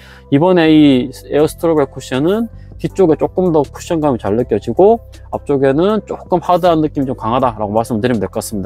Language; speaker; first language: Korean; native; Korean